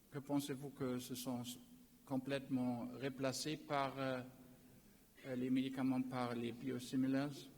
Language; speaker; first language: French; non-native, learner; German